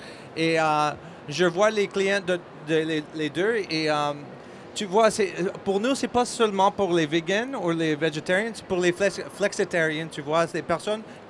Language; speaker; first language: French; non-native, learner; English